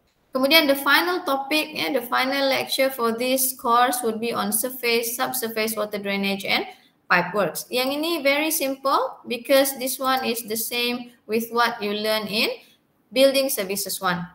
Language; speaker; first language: English; non-native, local second language; Malay